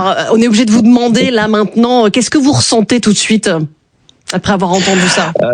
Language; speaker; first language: French; native; French